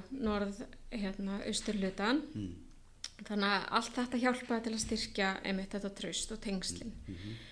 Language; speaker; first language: Icelandic; native; Icelandic